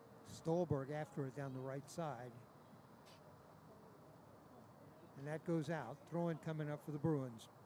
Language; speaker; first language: English; native; English